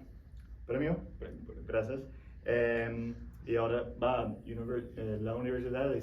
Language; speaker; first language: Spanish; non-native, fluent; English